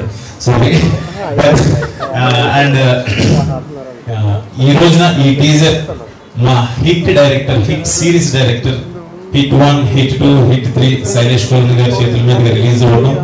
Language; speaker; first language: Telugu; native; Telugu